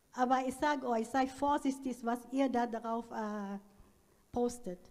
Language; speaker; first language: German; non-native, fluent; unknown